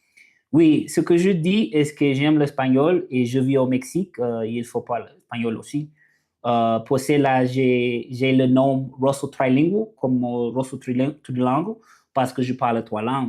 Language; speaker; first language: French; non-native, learner; English